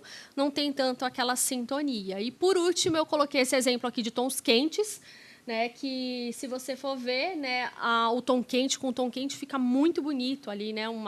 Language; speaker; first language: Portuguese; native; Portuguese